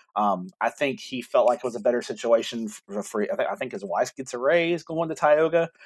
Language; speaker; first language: English; native; English